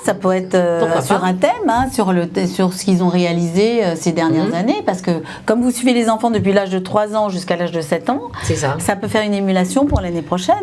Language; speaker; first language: French; native; French